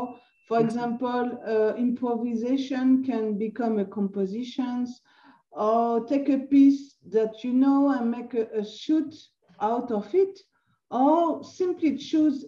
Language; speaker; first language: English; non-native, learner; French